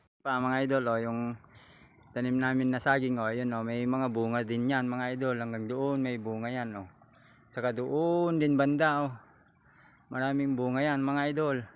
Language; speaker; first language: Filipino; native; Filipino